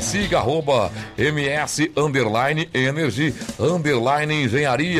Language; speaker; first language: Portuguese; native; Portuguese